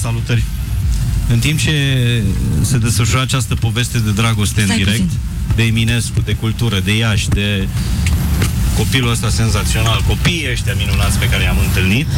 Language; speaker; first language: Romanian; native; Romanian